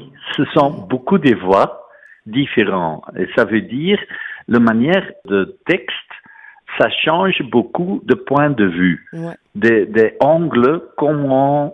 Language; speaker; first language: French; non-native, fluent; Dutch